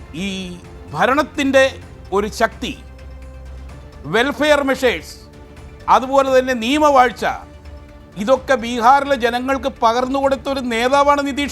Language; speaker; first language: Malayalam; native; Malayalam